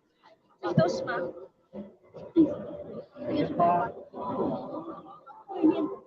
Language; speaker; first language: Chinese; native; Chinese